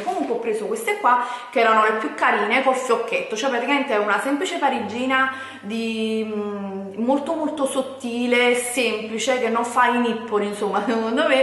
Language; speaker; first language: Italian; native; Italian